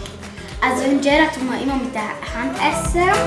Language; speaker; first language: German; early bilingual, other home language; Tigrinya